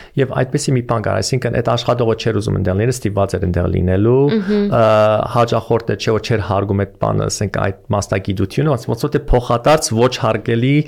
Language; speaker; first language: Armenian; early bilingual, heritage; Armenian